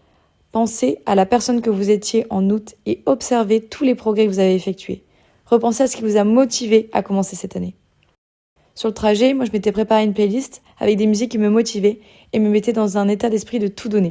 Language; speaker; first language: French; native; French